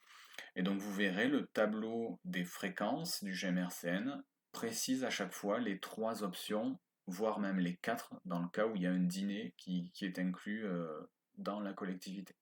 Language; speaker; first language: French; native; French